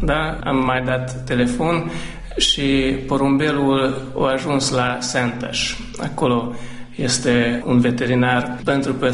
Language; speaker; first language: Romanian; non-native, local second language; Hungarian